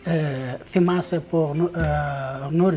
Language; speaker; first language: Greek; non-native, learner; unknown